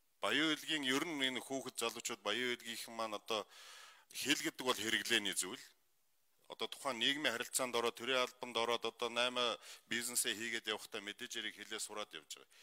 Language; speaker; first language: Mongolian; non-native, local second language; Kazakh